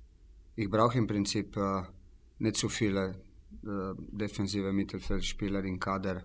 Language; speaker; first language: German; non-native, fluent; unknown